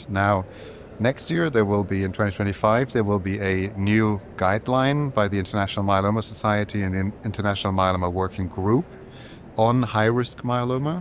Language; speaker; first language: English; non-native, fluent; German